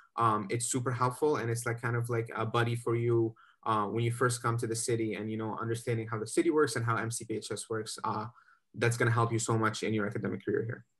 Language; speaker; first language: English; native; English